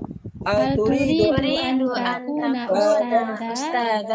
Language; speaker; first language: Arabic; non-native, learner; Indonesian